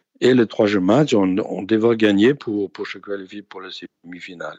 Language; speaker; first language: French; non-native, fluent; Danish